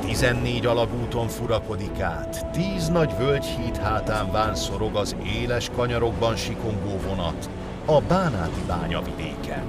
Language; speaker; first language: Hungarian; native; Hungarian